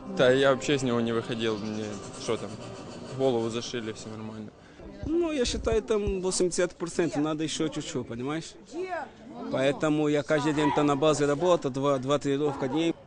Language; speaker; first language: Russian; non-native, learner; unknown